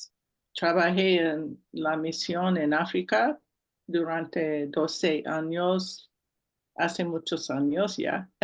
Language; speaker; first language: Spanish; non-native, learner; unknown